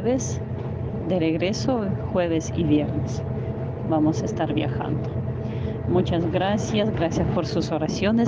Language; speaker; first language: Spanish; non-native, fluent; Ukrainian